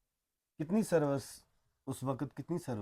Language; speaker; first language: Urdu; non-native, local second language; Punjabi